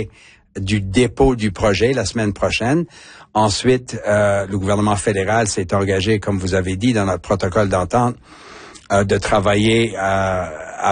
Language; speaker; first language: French; native; French